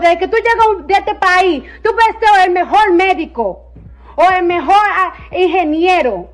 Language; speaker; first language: Spanish; early bilingual, heritage; Spanish